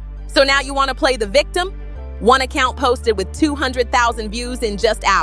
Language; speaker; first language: English; native; English